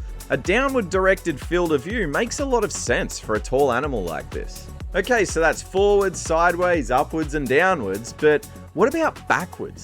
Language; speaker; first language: English; native; English